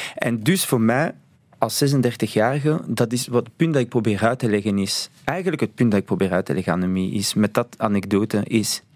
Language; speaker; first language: Dutch; early bilingual, other home language; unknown